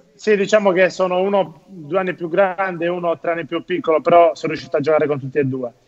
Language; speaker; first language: Italian; native; Italian